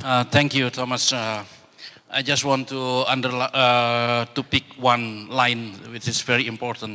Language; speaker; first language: English; non-native, fluent; Indonesian